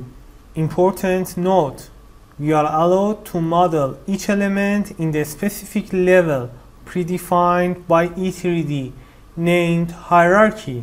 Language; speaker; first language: English; non-native, fluent; Persian